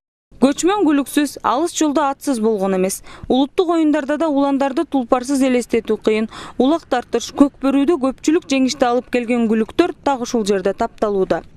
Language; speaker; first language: Kyrgyz; native; Kyrgyz